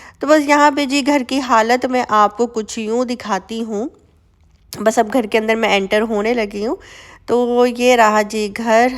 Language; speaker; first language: Urdu; native; Urdu